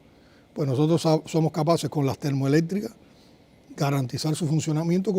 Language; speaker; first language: Spanish; native; Spanish